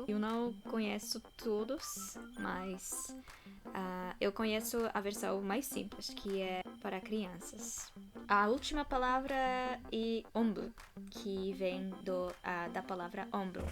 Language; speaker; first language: Portuguese; non-native, fluent; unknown